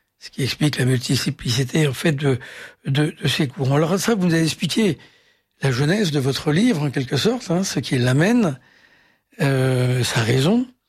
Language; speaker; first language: French; native; French